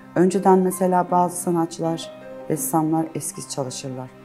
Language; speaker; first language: Turkish; native; Turkish